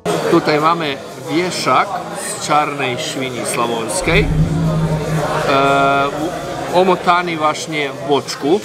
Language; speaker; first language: Polish; non-native, fluent; Croatian